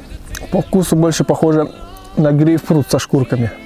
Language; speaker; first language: Russian; native; Russian